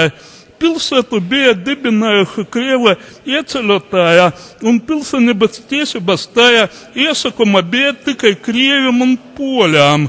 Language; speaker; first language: Latvian; non-native, local second language; Russian